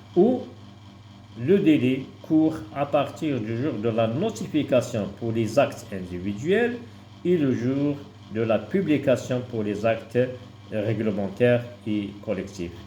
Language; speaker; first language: French; non-native, local second language; Arabic